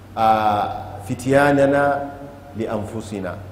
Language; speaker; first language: Arabic; non-native, fluent; Hausa